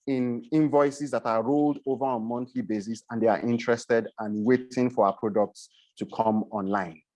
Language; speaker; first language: English; non-native, local second language; Yoruba